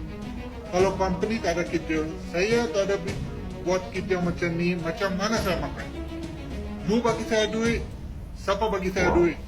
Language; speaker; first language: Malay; non-native, learner; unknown